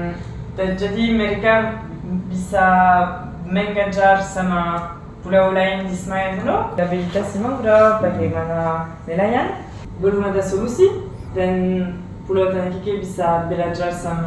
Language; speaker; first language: Indonesian; non-native, learner; French